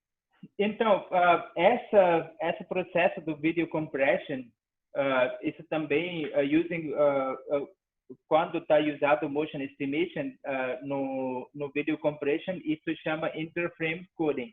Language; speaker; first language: Portuguese; non-native, fluent; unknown